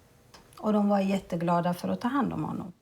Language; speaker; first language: Swedish; early bilingual, other home language; Amharic